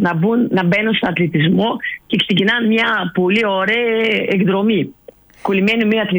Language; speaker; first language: Greek; non-native, learner; Russian